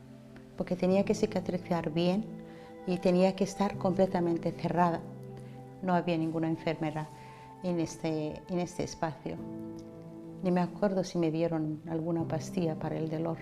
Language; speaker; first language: Spanish; non-native, fluent; Somali